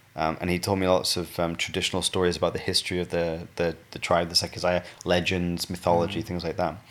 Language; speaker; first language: English; native; English